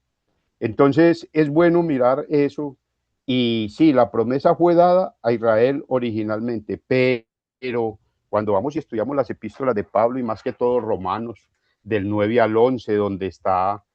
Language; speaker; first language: Spanish; native; Spanish